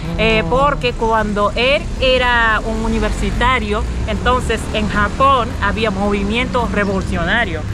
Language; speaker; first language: Spanish; non-native, fluent; Japanese